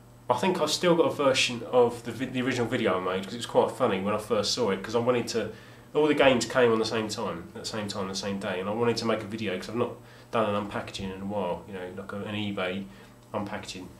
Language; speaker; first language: English; native; English